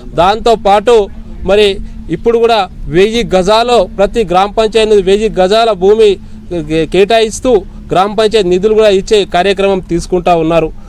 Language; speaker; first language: Telugu; non-native, local second language; Lambadi